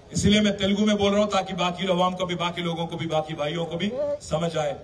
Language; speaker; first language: Hindi; non-native, local second language; Telugu